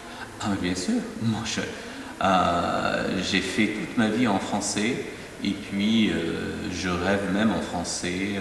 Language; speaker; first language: French; non-native, fluent; Arabic